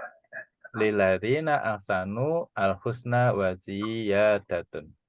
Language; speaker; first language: Arabic; non-native, fluent; Indonesian